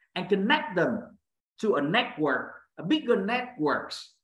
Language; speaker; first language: English; non-native, fluent; Vietnamese